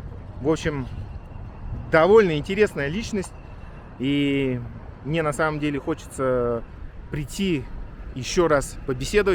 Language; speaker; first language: Russian; native; Russian